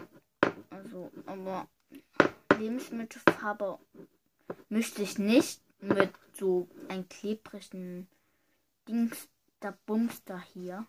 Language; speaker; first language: German; early bilingual, other home language; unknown